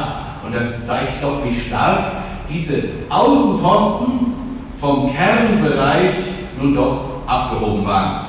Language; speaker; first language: German; native; German